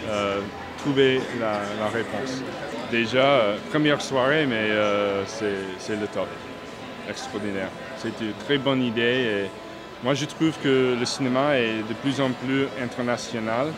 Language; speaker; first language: French; non-native, fluent; English